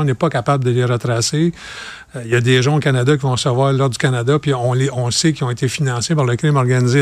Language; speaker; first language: French; native; French